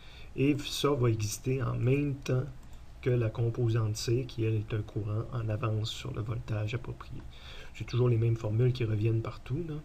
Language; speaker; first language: French; native; French